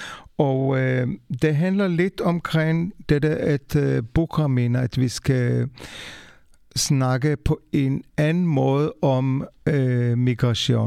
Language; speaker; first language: Danish; non-native, fluent; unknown